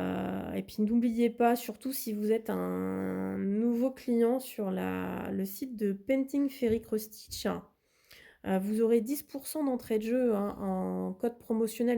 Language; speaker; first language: French; native; French